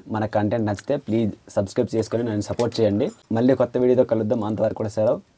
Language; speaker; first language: Telugu; non-native, local second language; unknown